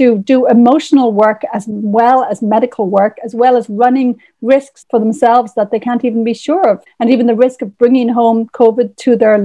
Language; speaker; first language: English; native; English